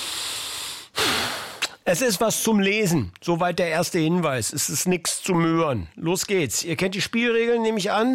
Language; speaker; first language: German; native; German